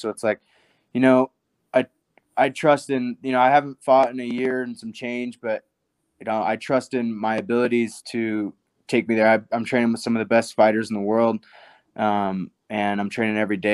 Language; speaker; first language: English; native; English